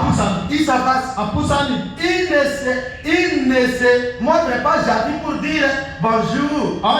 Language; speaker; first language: French; non-native, local second language; Lingala